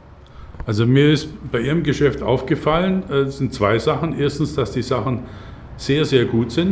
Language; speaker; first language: German; native; German